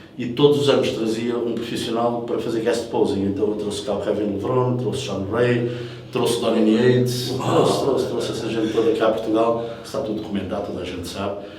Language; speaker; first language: Portuguese; early bilingual, heritage; English